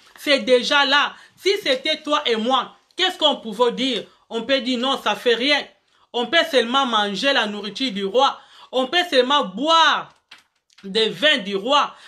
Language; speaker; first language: French; non-native, local second language; Lingala